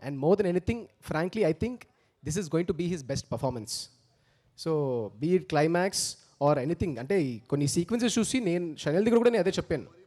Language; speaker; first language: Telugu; early bilingual, heritage; Telugu